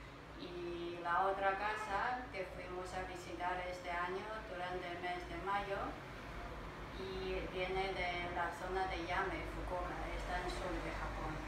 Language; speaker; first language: Spanish; non-native, fluent; Chinese